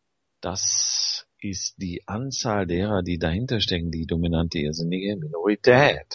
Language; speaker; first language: German; native; German